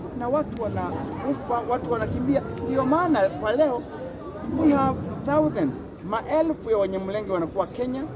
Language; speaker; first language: Swahili; non-native, local second language; Kinyarwanda